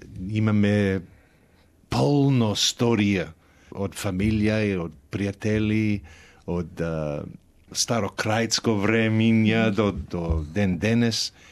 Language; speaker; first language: Macedonian; early bilingual, heritage; Macedonian